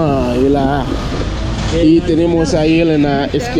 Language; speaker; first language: Spanish; non-native, learner; Haitian Creole